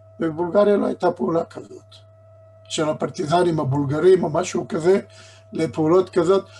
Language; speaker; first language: Hebrew; native; Hebrew